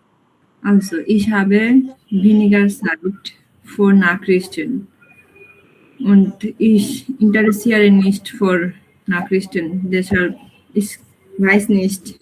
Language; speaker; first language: German; non-native, learner; Bangla